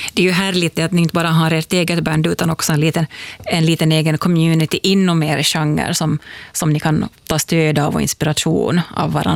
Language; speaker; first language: Swedish; native; Swedish